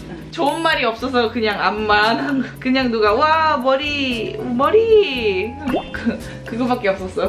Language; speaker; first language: Korean; early bilingual, heritage; Korean